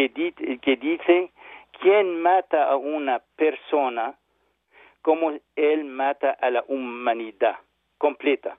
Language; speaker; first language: Spanish; non-native, learner; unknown